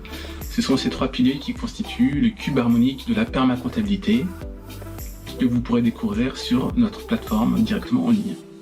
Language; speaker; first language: French; native; French